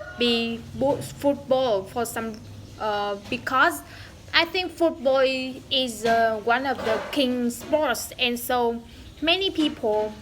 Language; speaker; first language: English; non-native, learner; Vietnamese